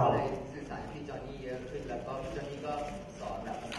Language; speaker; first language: Thai; native; Thai